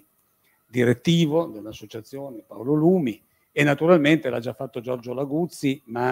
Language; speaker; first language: Italian; native; Italian